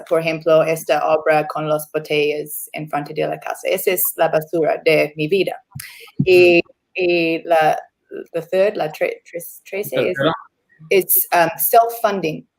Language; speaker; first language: Spanish; non-native, learner; English